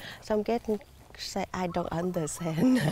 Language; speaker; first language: English; non-native, learner; Vietnamese